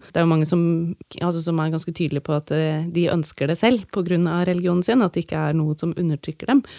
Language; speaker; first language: Norwegian; native; Norwegian